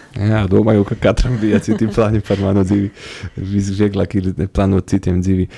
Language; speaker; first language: Latvian; non-native, fluent; Polish